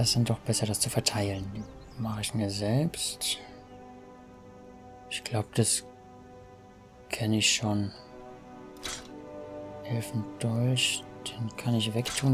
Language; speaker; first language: German; native; German